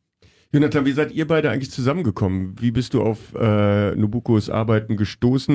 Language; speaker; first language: German; native; German